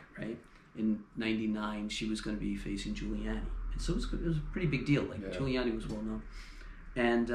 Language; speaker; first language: English; native; English